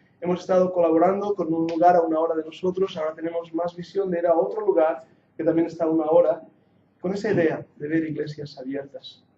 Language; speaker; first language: Spanish; non-native, fluent; English